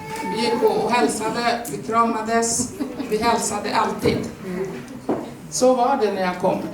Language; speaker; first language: Swedish; non-native, fluent; Swahili